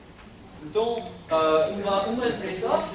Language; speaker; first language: Portuguese; non-native, fluent; French